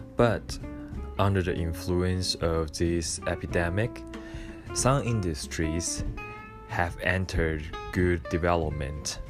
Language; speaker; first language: English; non-native, fluent; Chinese